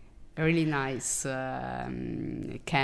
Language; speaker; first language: English; non-native, learner; Italian